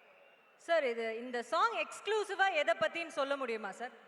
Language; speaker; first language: Tamil; native; Tamil